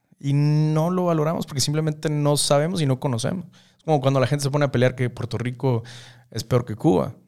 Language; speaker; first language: Spanish; native; Spanish